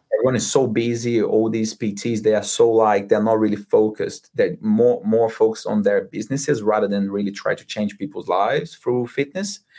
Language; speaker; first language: English; non-native, fluent; Portuguese